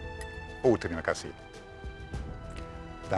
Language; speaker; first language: Indonesian; non-native, fluent; English